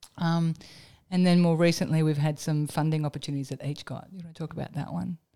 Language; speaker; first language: English; native; English